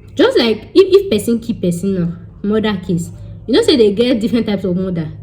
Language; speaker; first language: Nigerian Pidgin; non-native, local second language; Yoruba